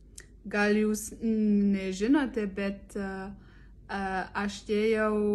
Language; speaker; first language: Lithuanian; non-native, learner; French